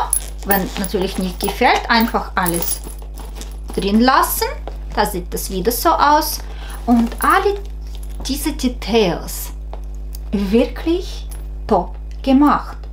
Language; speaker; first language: German; non-native, fluent; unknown